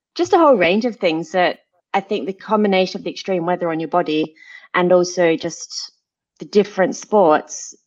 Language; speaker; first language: English; native; English